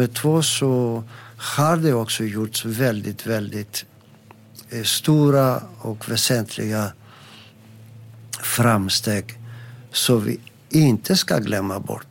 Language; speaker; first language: Swedish; non-native, fluent; Greek